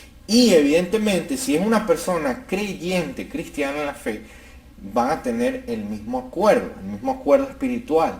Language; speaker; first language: Spanish; native; Spanish